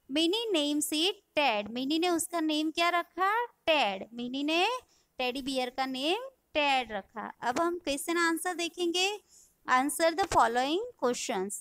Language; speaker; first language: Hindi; non-native, local second language; Gujarati